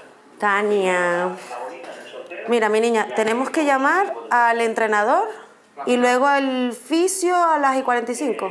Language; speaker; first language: Spanish; native; Spanish